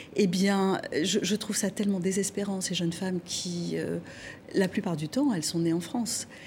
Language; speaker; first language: French; non-native, local second language; Arabic